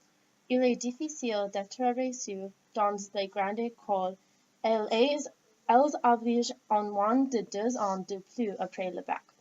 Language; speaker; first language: French; non-native, learner; English